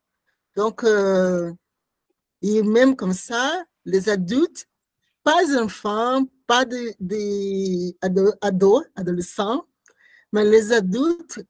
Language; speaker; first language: French; non-native, learner; Portuguese